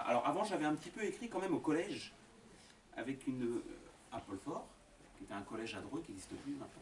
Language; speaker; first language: French; native; French